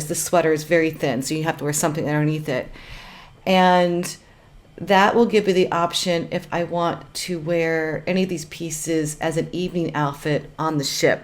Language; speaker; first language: English; native; English